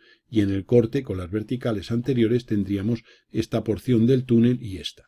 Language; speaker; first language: Spanish; native; Spanish